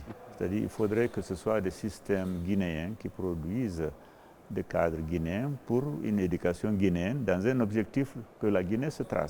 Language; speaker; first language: French; non-native, local second language; Fula